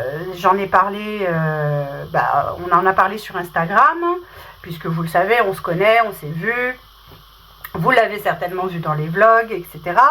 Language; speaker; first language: French; native; French